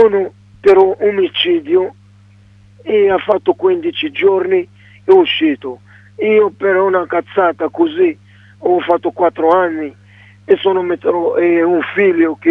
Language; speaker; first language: Italian; non-native, learner; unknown